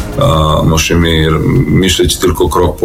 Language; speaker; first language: Polish; non-native, learner; Serbian